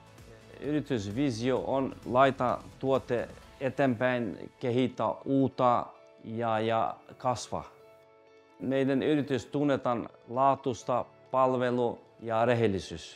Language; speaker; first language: Finnish; non-native, learner; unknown